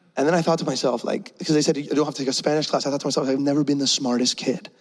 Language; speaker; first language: English; early bilingual, other home language; Spanish